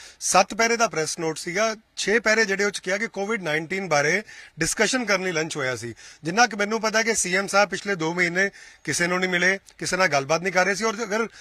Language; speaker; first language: Punjabi; native; Punjabi